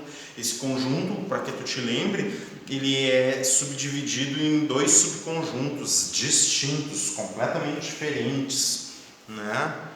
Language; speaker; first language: Portuguese; native; Portuguese